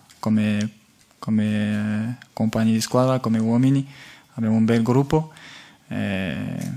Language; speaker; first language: Italian; non-native, fluent; French